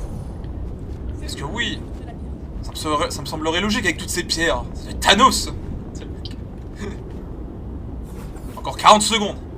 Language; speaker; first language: French; native; French